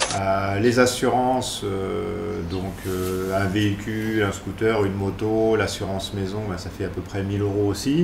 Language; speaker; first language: French; native; French